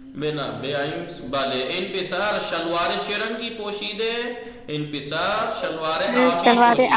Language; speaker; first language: Persian; non-native, fluent; Urdu